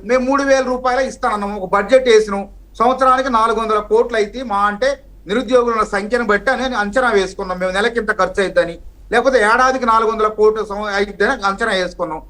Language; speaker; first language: Telugu; native; Telugu